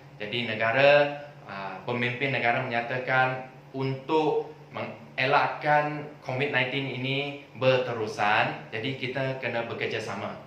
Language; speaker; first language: Malay; non-native, local second language; Chinese